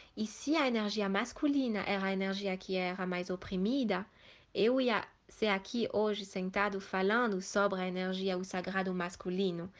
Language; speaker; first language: Portuguese; early bilingual, heritage; Portuguese